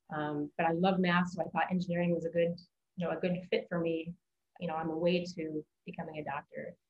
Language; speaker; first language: English; native; English